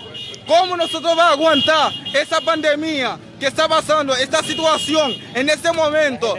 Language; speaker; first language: Spanish; non-native, fluent; Haitian Creole